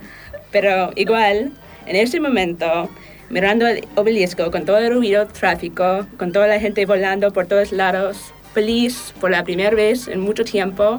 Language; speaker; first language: Spanish; non-native, fluent; English